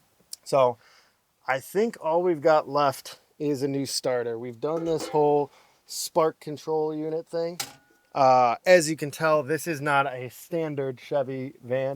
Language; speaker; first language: English; native; English